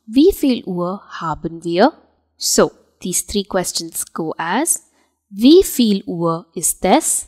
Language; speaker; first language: German; non-native, fluent; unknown